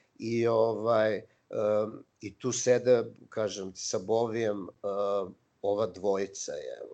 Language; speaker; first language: Serbian; native; Serbian